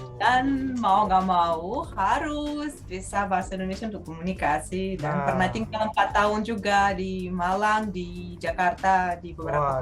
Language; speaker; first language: Indonesian; non-native, fluent; Russian